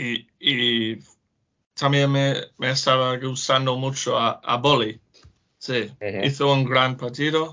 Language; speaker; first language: Spanish; non-native, learner; English